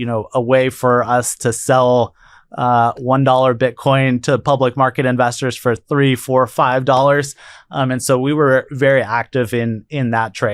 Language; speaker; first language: English; native; English